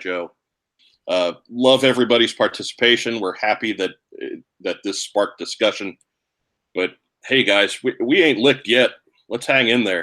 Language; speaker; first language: English; native; English